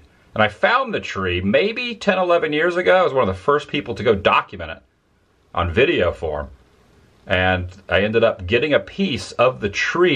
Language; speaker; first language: English; native; English